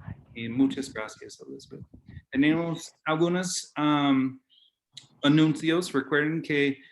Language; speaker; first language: Spanish; non-native, fluent; English